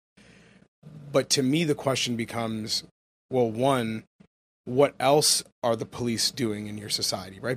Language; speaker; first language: English; native; English